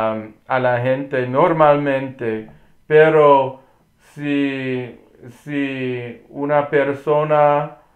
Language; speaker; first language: Spanish; non-native, learner; English